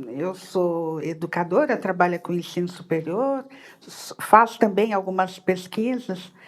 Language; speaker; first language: Portuguese; native; Portuguese